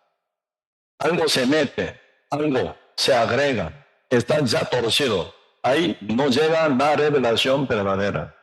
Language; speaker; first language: Spanish; non-native, learner; Korean